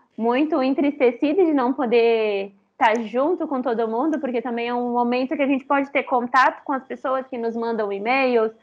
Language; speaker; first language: Portuguese; native; Portuguese